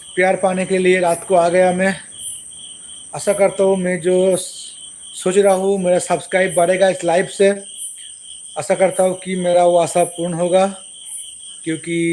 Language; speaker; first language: Hindi; non-native, local second language; Bangla